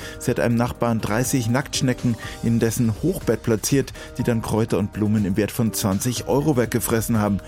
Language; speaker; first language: German; native; German